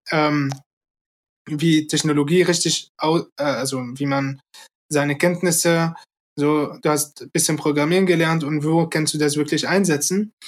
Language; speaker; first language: German; early bilingual, other home language; Arabic